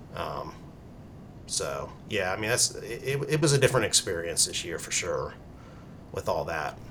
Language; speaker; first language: English; native; English